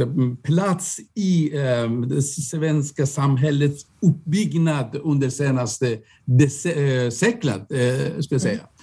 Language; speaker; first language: Swedish; non-native, fluent; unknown